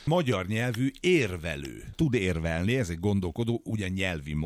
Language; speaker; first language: Hungarian; native; Hungarian